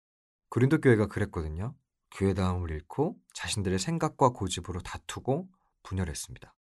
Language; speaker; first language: Korean; native; Korean